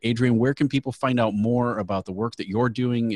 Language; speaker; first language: English; native; English